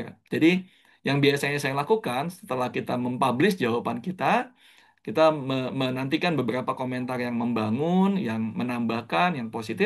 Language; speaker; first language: Indonesian; native; Indonesian